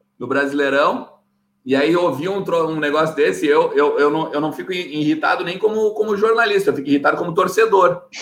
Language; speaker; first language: Portuguese; native; Portuguese